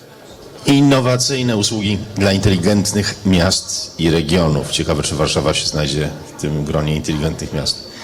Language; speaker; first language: Polish; native; Polish